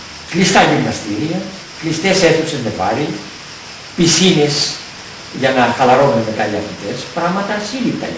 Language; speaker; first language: Greek; native; Greek